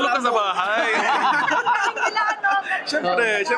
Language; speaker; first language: Filipino; early bilingual, heritage; Filipino